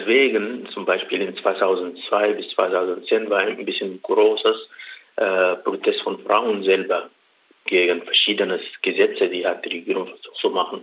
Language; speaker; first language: German; non-native, learner; Arabic